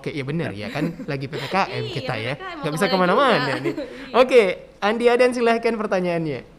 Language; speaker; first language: Indonesian; native; Indonesian